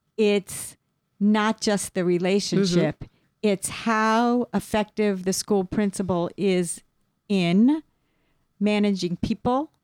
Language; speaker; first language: English; native; English